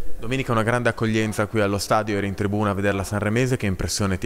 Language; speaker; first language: Italian; native; Italian